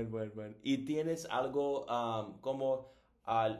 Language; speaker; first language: Spanish; non-native, learner; English